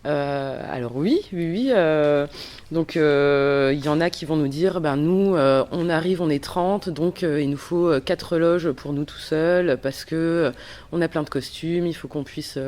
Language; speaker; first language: French; native; French